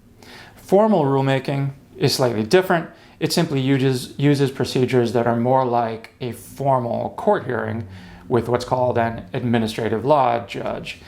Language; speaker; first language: English; native; English